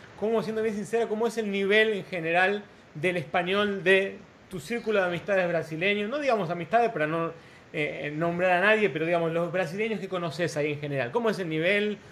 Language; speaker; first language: Spanish; non-native, fluent; Portuguese